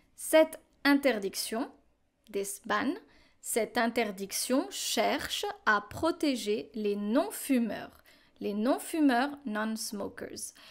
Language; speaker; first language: French; native; French